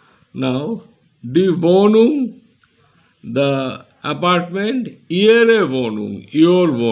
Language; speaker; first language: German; non-native, learner; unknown